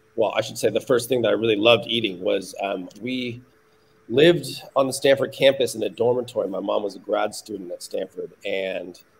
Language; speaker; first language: English; native; English